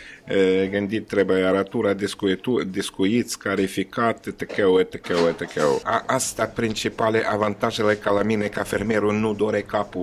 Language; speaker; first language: Romanian; non-native, learner; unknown